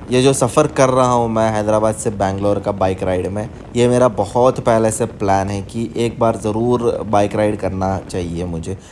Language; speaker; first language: Hindi; non-native, local second language; Urdu